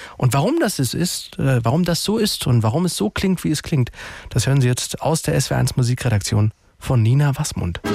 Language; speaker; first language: German; native; German